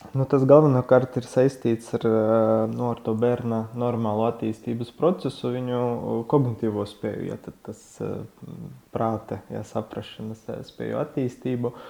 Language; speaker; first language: Latvian; non-native, local second language; Russian